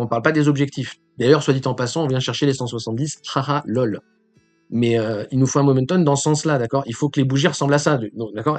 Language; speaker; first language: French; native; French